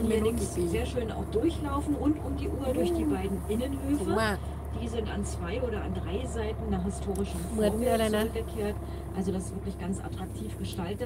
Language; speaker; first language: German; native; German